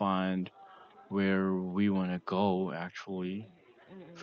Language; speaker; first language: English; non-native, learner; Korean